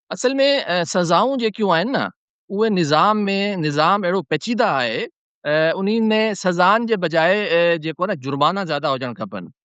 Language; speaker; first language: Sindhi; non-native, local second language; Urdu